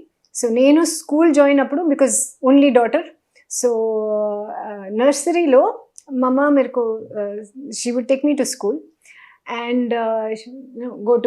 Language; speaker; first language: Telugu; non-native, local second language; Hindi